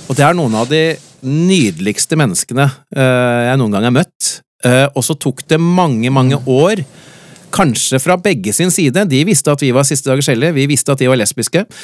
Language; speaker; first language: Norwegian; native; Norwegian